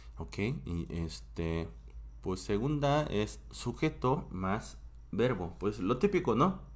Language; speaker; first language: Spanish; non-native, fluent; Korean